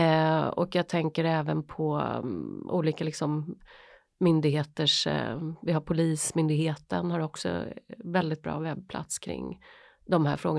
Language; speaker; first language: Swedish; native; Swedish